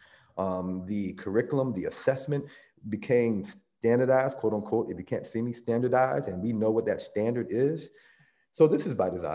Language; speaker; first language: English; native; English